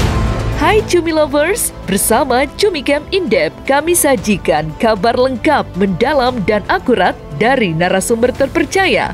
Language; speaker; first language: Indonesian; native; Indonesian